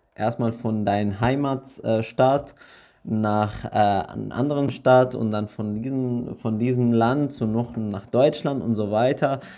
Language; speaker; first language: German; early bilingual, other home language; Arabic